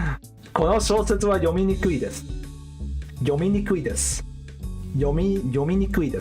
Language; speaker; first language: Japanese; non-native, learner; English